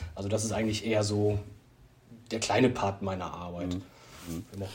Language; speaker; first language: German; native; German